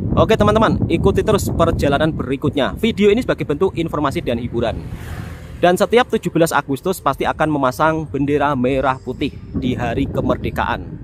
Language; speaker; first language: Indonesian; native; Indonesian